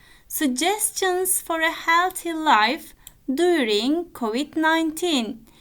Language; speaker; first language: English; non-native, fluent; Turkish